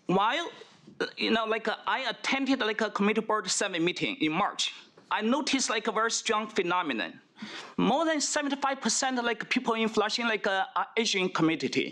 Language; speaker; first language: English; non-native, fluent; Chinese